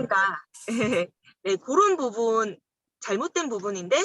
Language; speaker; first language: Korean; native; Korean